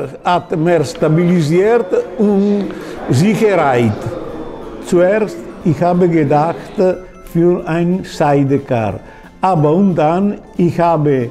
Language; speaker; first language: German; non-native, learner; Italian